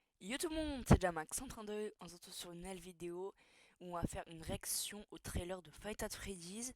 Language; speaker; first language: French; native; French